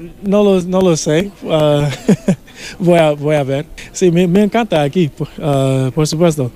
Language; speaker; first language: Spanish; non-native, learner; English